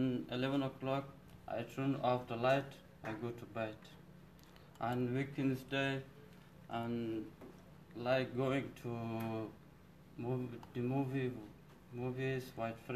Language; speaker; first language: English; non-native, learner; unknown